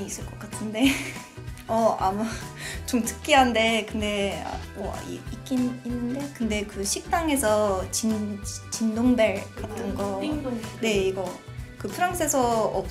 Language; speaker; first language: Korean; non-native, fluent; French